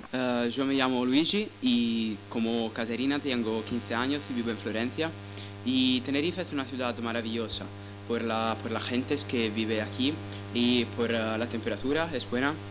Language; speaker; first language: Spanish; non-native, learner; Italian